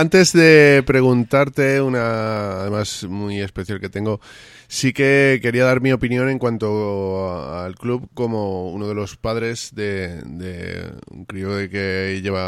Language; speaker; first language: Spanish; native; Spanish